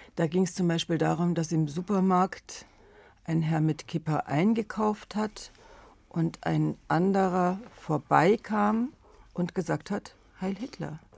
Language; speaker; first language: German; native; German